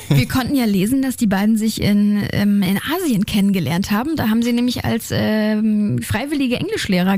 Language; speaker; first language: German; native; German